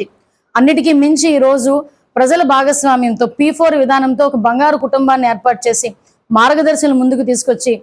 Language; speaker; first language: Telugu; native; Telugu